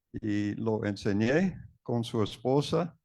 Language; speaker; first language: Spanish; non-native, fluent; English